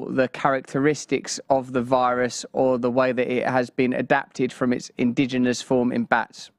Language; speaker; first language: English; native; English